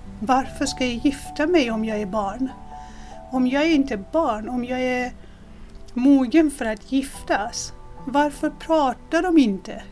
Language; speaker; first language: Swedish; non-native, fluent; Persian